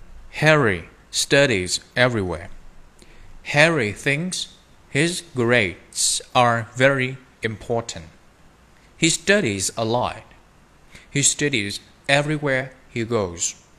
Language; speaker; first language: English; non-native, fluent; Vietnamese